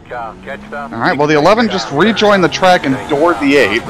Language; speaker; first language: English; native; English